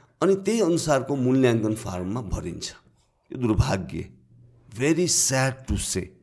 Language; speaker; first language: Nepali; native; Nepali